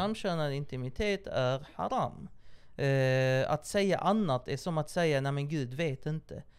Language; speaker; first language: Swedish; native; Swedish